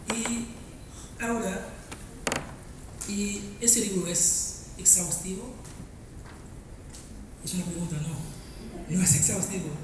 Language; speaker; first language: Spanish; non-native, fluent; Haitian Creole